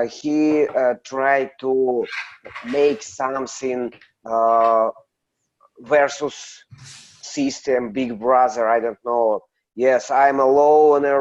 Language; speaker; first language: English; non-native, learner; Russian